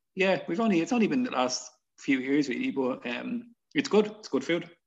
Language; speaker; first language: English; native; English